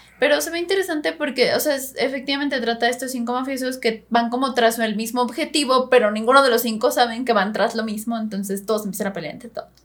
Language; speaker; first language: Spanish; native; Spanish